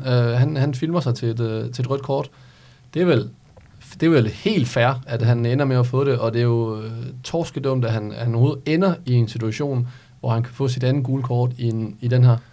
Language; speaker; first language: Danish; early bilingual, other home language; Serbian